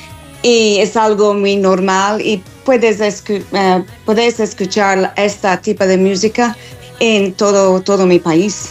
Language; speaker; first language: Spanish; non-native, learner; English